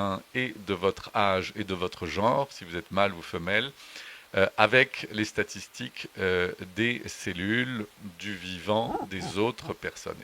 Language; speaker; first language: French; native; French